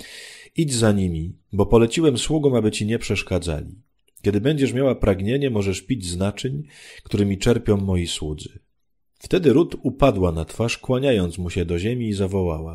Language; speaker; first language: Polish; native; Polish